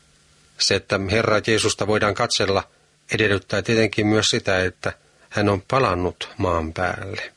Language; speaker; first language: Finnish; native; Finnish